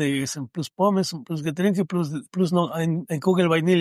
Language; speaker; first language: German; non-native, learner; Spanish